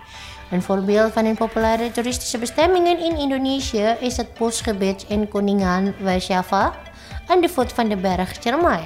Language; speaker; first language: Dutch; non-native, fluent; Indonesian